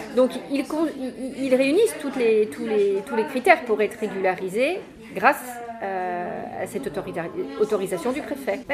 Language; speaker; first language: French; native; French